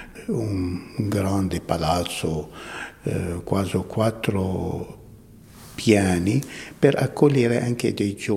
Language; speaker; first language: Italian; non-native, fluent; Arabic